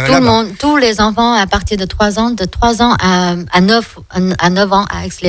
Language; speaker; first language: French; non-native, fluent; Chinese